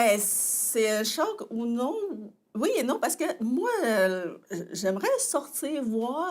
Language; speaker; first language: French; non-native, fluent; Chinese